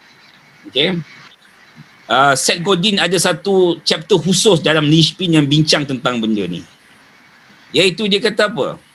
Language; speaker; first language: Malay; native; Malay